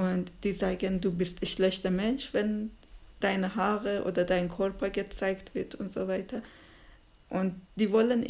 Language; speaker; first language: German; non-native, learner; Persian